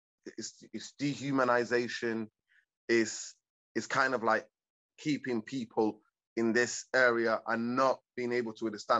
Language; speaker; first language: English; early bilingual, other home language; Somali